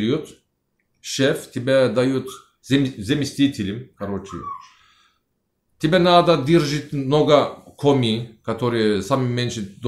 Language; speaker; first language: Russian; non-native, learner; Turkish